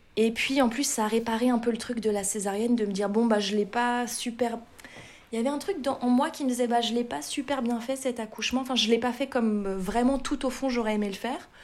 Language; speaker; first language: French; native; French